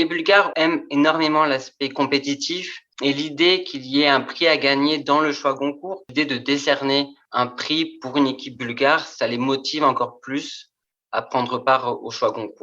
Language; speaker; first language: French; native; French